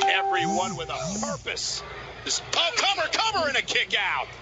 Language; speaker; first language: English; native; English